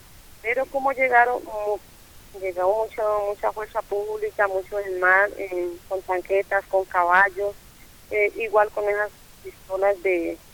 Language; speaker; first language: Spanish; native; Spanish